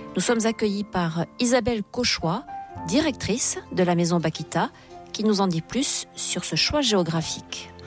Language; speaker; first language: French; native; French